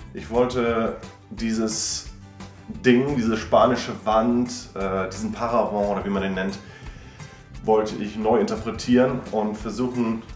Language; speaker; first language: German; non-native, fluent; Danish